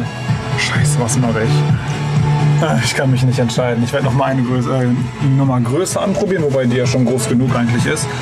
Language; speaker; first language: German; native; German